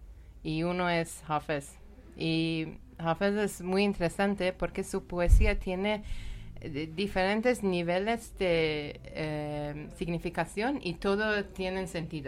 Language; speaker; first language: Spanish; non-native, learner; Persian